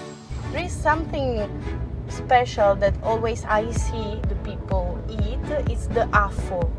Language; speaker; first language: English; non-native, fluent; Italian